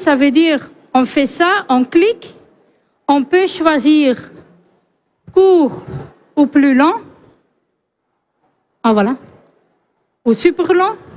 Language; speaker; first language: French; non-native, fluent; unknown